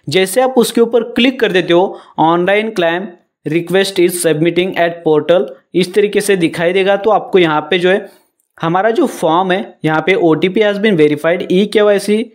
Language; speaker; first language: Hindi; non-native, local second language; Marathi